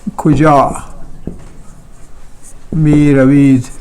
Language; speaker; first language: Persian; non-native, fluent; Urdu